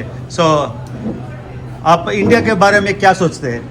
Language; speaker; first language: Hindi; non-native, local second language; Telugu